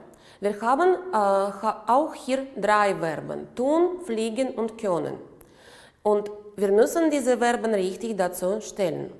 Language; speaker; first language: German; non-native, fluent; Uzbek